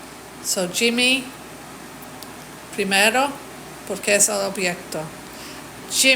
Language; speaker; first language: Spanish; non-native, fluent; English